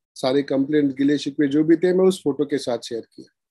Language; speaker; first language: Hindi; non-native, local second language; Marathi